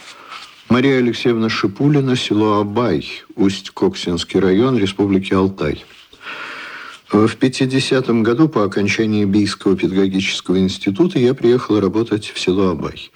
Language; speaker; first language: Russian; native; Russian